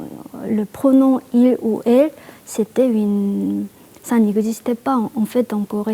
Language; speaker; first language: French; non-native, fluent; Korean